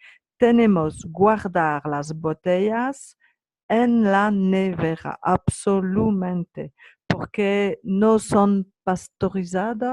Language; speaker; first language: Spanish; non-native, learner; French